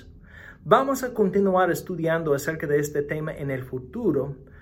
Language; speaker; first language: Spanish; non-native, fluent; English